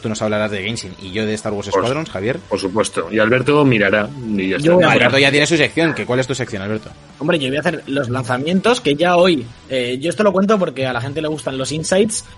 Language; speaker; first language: Spanish; native; Spanish